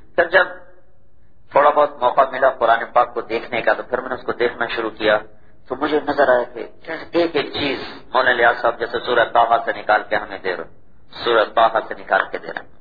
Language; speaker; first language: Urdu; non-native, local second language; Punjabi